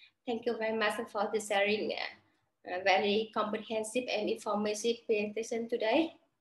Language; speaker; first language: English; non-native, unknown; Vietnamese